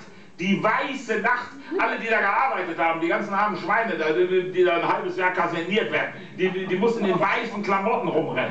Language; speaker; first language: German; native; German